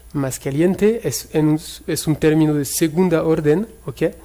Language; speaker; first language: Spanish; non-native, fluent; French